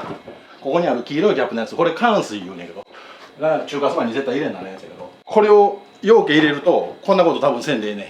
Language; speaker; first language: Japanese; native; Japanese